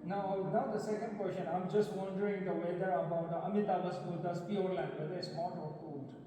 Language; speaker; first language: English; non-native, fluent; Tibetan